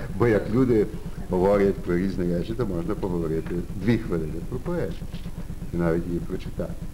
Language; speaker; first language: Ukrainian; early bilingual, heritage; Ukrainian